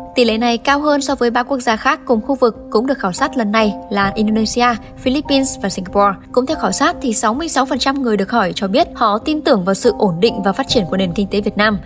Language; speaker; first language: Vietnamese; native; Vietnamese